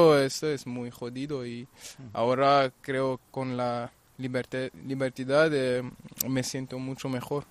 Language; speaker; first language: Spanish; non-native, fluent; German